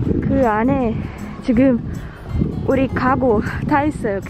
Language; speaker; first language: Korean; non-native, fluent; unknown